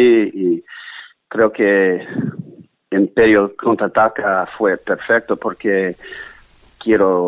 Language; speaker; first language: Spanish; non-native, learner; English